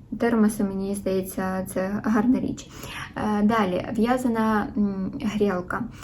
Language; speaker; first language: Ukrainian; non-native, local second language; Russian